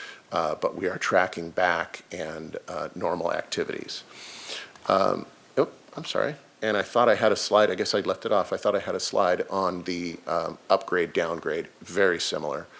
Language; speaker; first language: English; native; English